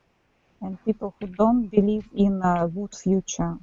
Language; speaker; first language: English; non-native, learner; Russian